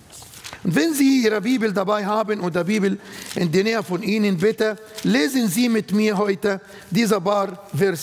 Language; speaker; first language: German; non-native, fluent; Arabic